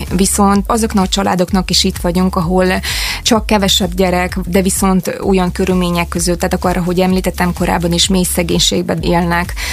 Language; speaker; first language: Hungarian; non-native, fluent; Ukrainian